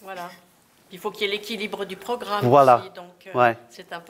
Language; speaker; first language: French; native; French